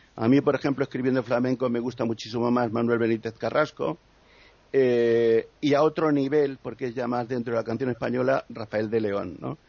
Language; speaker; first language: Spanish; native; Spanish